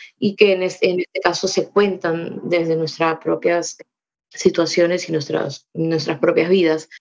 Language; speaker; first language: Spanish; native; Spanish